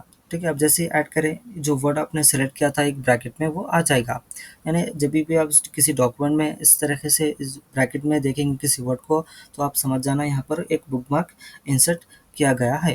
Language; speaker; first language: Hindi; native; Hindi